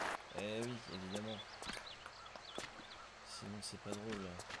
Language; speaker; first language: French; native; French